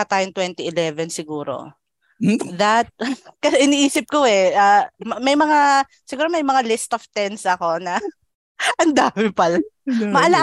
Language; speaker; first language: English; non-native, local second language; Filipino